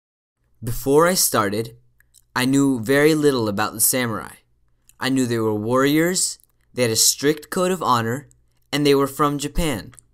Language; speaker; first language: English; native; English